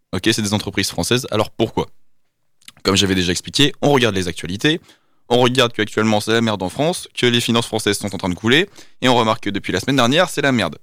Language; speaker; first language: French; native; French